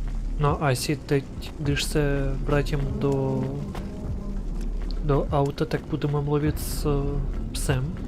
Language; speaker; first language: Czech; non-native, learner; Ukrainian